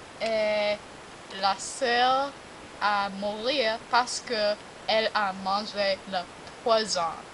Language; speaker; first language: French; non-native, learner; English